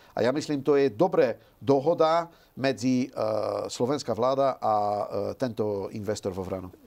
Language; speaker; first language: Slovak; non-native, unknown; Dutch